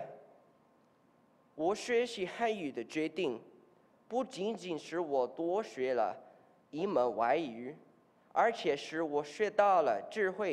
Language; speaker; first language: Chinese; non-native, learner; English